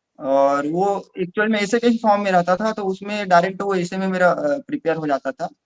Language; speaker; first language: Hindi; non-native, local second language; Chhattisgarhi